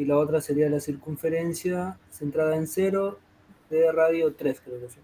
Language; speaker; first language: Spanish; native; Spanish